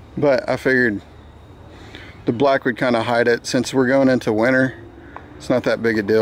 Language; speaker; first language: English; native; English